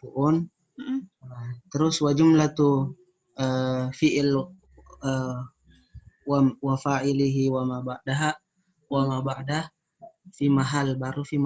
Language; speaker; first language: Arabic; non-native, learner; Indonesian